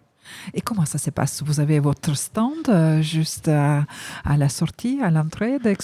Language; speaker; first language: French; native; French